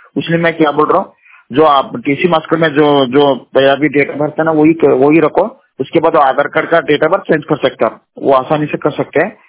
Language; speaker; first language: Hindi; non-native, local second language; Kannada